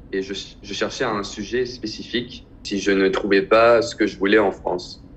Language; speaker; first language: French; native; French